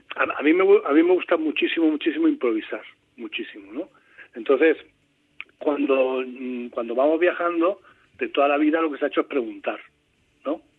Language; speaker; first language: Spanish; native; Spanish